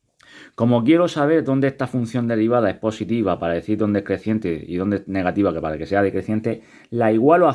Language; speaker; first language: Spanish; native; Spanish